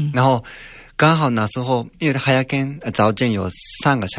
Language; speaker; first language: Chinese; non-native, fluent; Japanese